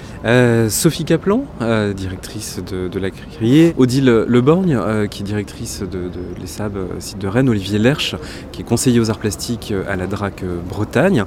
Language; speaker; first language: French; native; French